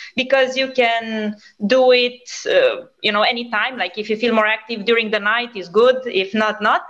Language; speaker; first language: English; non-native, fluent; Romanian